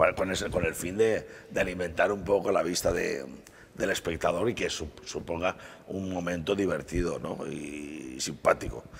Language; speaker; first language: Spanish; native; Spanish